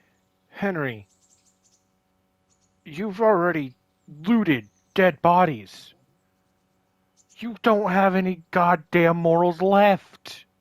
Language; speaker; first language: English; native; English